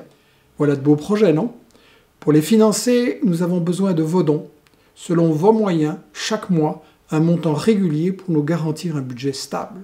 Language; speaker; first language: French; native; French